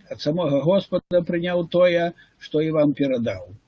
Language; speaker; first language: Russian; non-native, local second language; Ukrainian